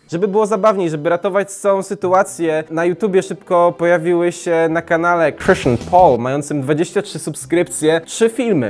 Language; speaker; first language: Polish; native; Polish